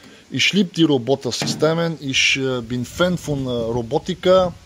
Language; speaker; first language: German; non-native, learner; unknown